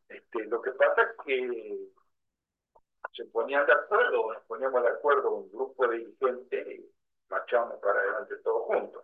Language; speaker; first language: Spanish; native; Spanish